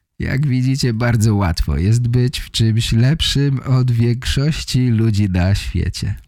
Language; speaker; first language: Polish; native; Polish